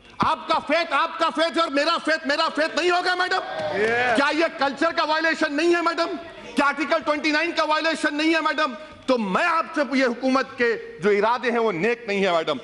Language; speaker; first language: Urdu; native; Urdu